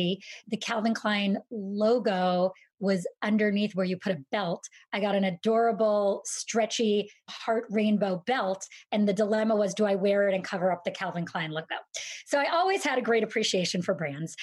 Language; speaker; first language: English; native; English